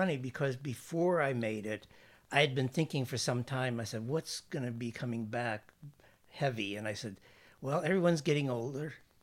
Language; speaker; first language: English; native; English